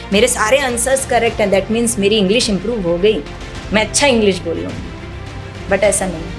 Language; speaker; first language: Hindi; native; Hindi